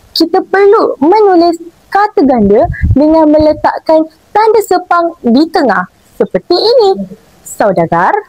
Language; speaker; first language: Malay; native; Malay